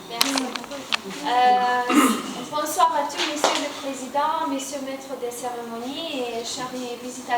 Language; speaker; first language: French; non-native, learner; Romanian